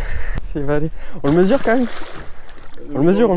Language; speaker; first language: French; native; French